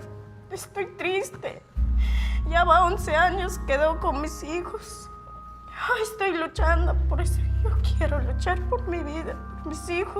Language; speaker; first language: Spanish; non-native, local second language; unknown